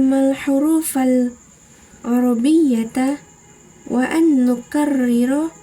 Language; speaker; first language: Arabic; non-native, learner; Indonesian